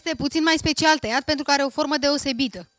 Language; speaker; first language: Romanian; native; Romanian